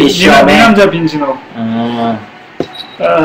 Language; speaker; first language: Korean; native; Korean